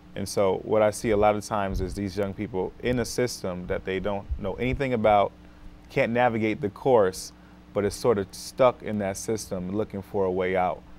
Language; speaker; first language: English; native; English